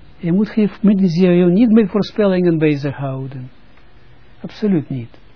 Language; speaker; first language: Dutch; non-native, fluent; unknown